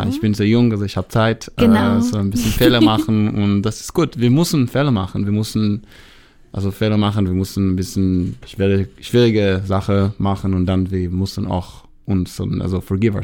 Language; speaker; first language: German; non-native, fluent; Hebrew